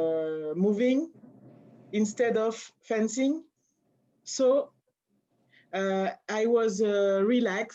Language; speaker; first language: English; non-native, learner; French